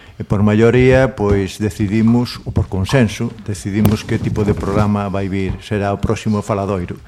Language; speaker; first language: Galician; non-native, local second language; Spanish